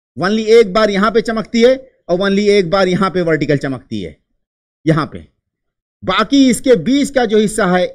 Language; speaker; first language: Hindi; native; Hindi